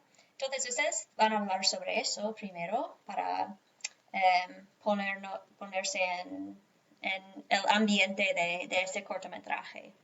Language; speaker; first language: Spanish; non-native, fluent; English